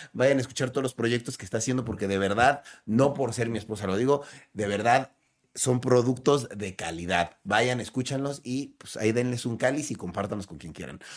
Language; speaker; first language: Spanish; native; Spanish